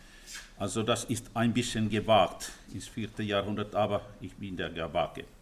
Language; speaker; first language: German; non-native, fluent; Finnish